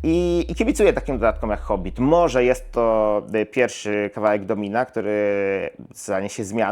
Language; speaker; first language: Polish; native; Polish